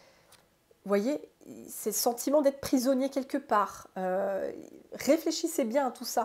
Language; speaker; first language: French; native; French